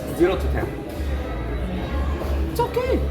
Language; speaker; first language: English; non-native, learner; Korean